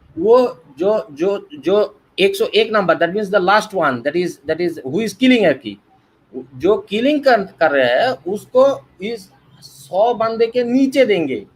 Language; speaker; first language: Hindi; non-native, learner; Bangla